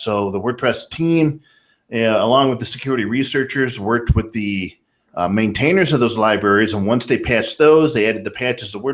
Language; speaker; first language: English; native; English